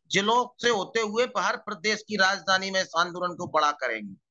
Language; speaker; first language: Hindi; native; Hindi